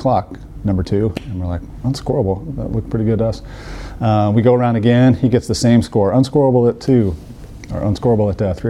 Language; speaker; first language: English; native; English